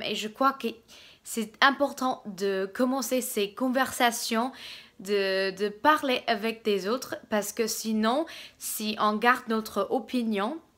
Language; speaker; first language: French; non-native, fluent; English